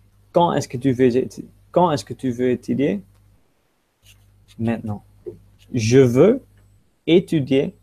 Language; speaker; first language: French; non-native, fluent; Dutch